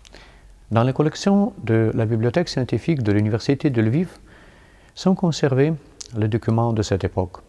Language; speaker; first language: French; non-native, fluent; Ukrainian